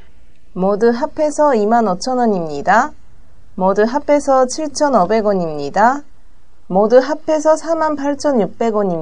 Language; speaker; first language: Korean; non-native, learner; Japanese